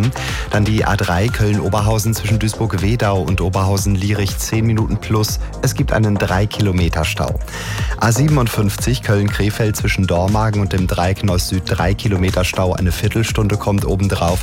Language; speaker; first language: German; native; German